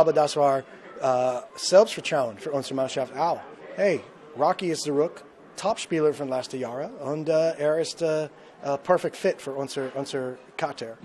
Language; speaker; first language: German; non-native, fluent; English